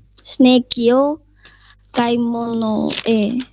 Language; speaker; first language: Japanese; non-native, learner; Indonesian